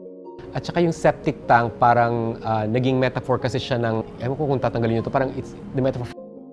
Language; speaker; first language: Filipino; native; Filipino